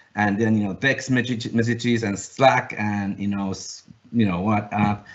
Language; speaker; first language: English; non-native, fluent; Finnish